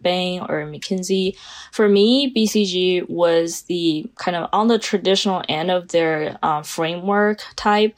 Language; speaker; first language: English; non-native, fluent; Chinese